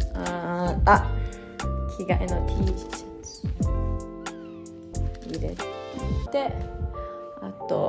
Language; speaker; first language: Japanese; early bilingual, heritage; English